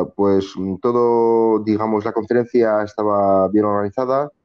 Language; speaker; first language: Spanish; non-native, fluent; Azerbaijani